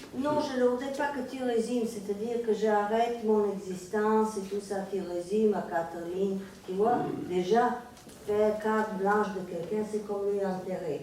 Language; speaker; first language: French; non-native, fluent; Serbian